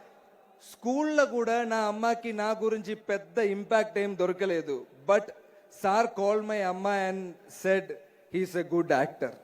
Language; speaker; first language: Telugu; non-native, learner; Malayalam